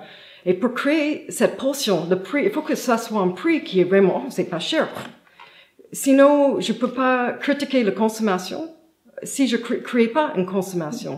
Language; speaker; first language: French; non-native, fluent; English